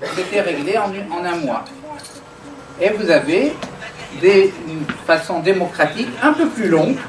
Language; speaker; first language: French; non-native, local second language; Arabic